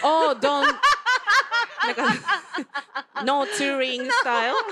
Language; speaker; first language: English; non-native, learner; Japanese